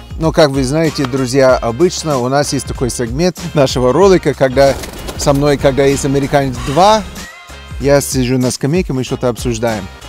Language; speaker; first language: Russian; non-native, fluent; English